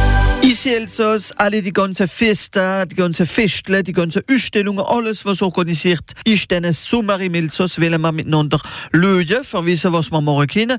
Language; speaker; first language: German; non-native, local second language; Swiss German